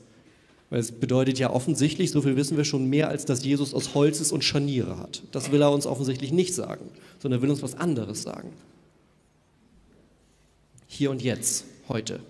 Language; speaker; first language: German; native; German